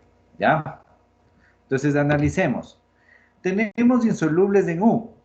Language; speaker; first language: Spanish; native; Spanish